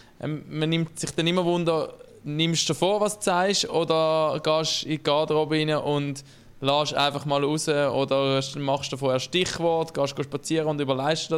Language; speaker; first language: German; native; German